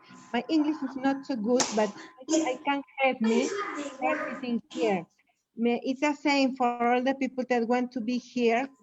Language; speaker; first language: English; non-native, learner; Spanish